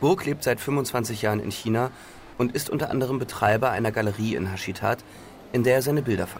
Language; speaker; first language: German; native; German